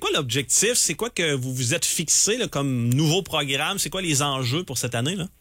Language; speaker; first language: French; native; French